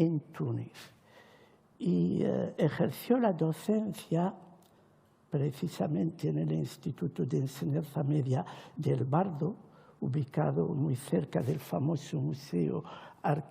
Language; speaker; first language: Spanish; non-native, fluent; Arabic